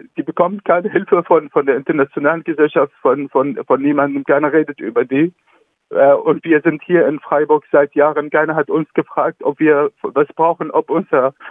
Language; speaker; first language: German; non-native, fluent; Arabic